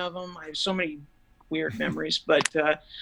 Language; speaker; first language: English; native; English